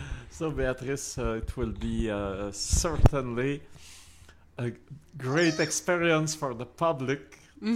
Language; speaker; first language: English; non-native, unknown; French